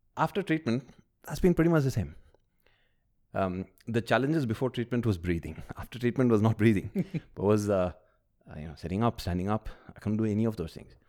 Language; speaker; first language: English; early bilingual, other home language; Malayalam